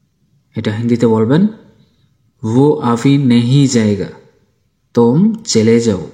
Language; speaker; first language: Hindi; non-native, fluent; Bangla